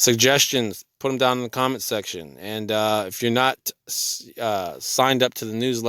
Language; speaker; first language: English; native; English